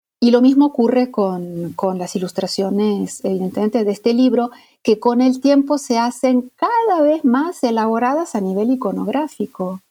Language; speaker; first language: Spanish; non-native, fluent; Italian